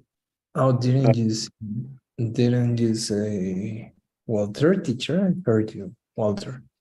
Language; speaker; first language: English; non-native, fluent; Spanish